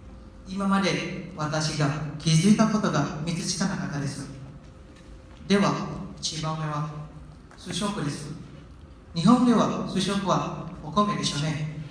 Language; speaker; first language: Japanese; non-native, learner; Indonesian